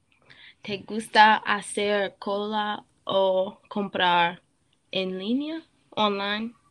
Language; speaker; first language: Spanish; non-native, learner; English